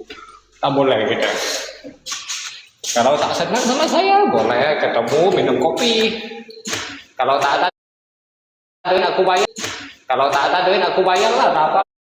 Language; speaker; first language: Indonesian; non-native, learner; Vietnamese